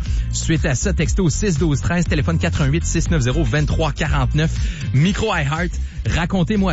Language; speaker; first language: French; native; French